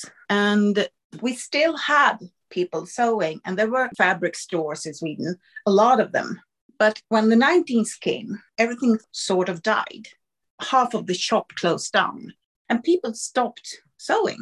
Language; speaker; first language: English; non-native, fluent; Swedish